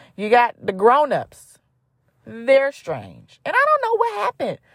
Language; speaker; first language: English; native; English